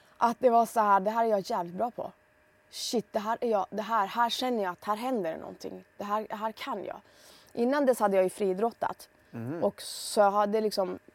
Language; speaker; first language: Swedish; early bilingual, other home language; Persian